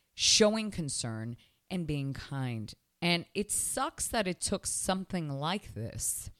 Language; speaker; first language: English; early bilingual, other home language; Spanish